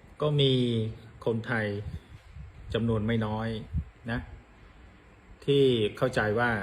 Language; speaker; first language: Thai; non-native, fluent; Khmer